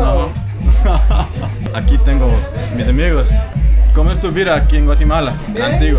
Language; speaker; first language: Spanish; non-native, learner; English